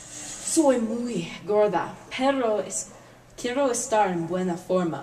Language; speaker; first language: Spanish; non-native, learner; English